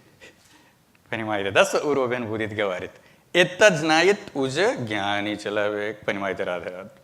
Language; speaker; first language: Russian; non-native, learner; Hindi